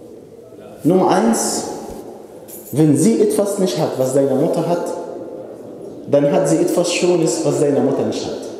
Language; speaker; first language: German; non-native, fluent; Arabic